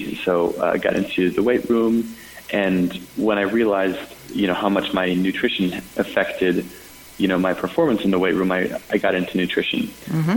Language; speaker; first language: English; native; English